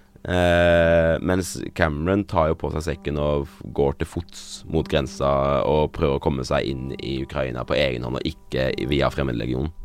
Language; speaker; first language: Norwegian; native; Norwegian